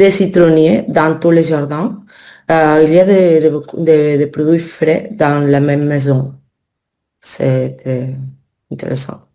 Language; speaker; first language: French; non-native, learner; Spanish